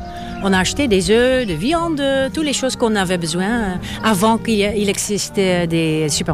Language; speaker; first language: French; non-native, fluent; Dutch